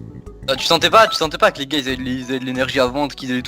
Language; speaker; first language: French; native; French